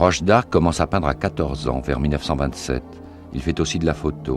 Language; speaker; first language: French; native; French